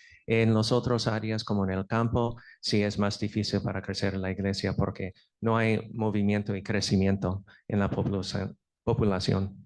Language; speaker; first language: Spanish; non-native, fluent; English